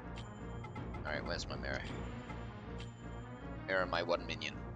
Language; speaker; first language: English; native; English